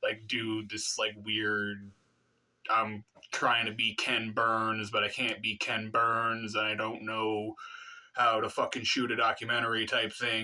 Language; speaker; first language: English; native; English